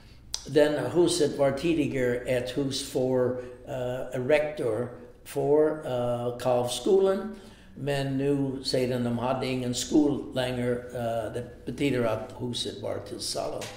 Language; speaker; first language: Swedish; non-native, fluent; English